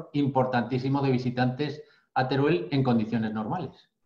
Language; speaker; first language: Spanish; native; Spanish